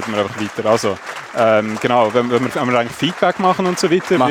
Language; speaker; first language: German; native; German